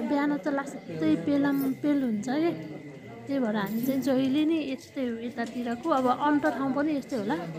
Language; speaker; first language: Nepali; non-native, local second language; Newari